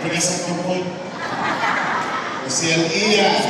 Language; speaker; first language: Filipino; native; Filipino